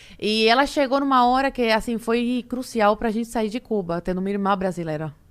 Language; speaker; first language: Portuguese; early bilingual, other home language; Spanish